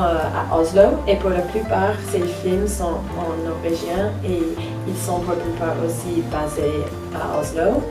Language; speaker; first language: French; non-native, fluent; English